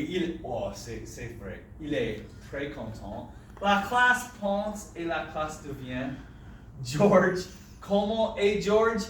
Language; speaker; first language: French; non-native, fluent; English